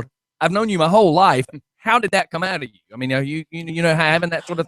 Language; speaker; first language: English; native; English